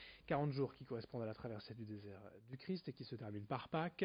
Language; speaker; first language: French; native; French